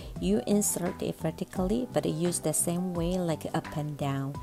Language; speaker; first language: English; non-native, fluent; Korean